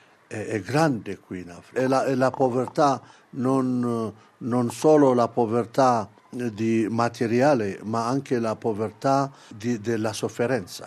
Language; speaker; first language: Italian; non-native, fluent; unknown